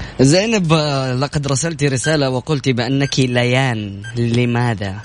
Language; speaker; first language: Arabic; native; Arabic